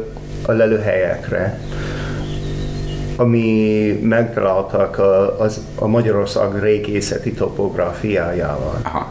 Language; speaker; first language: Hungarian; non-native, learner; English